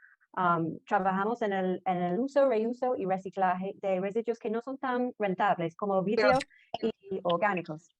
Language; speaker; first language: Spanish; non-native, fluent; English